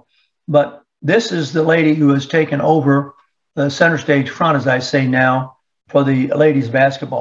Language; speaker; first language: English; native; English